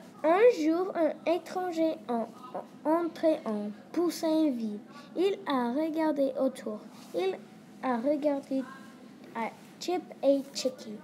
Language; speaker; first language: French; non-native, learner; English